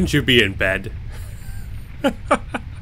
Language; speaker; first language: English; native; English